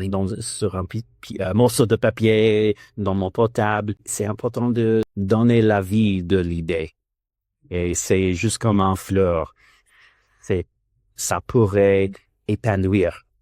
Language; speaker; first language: French; non-native, learner; English